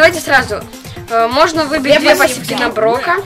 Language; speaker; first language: Russian; native; Russian